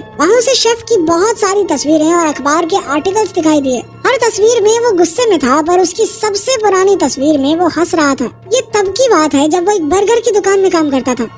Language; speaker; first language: Hindi; native; Hindi